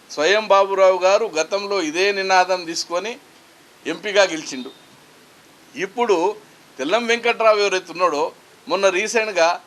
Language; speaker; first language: Telugu; non-native, local second language; Lambadi